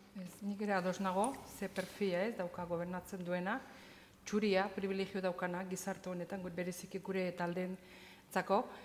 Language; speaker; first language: Basque; non-native, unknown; Azerbaijani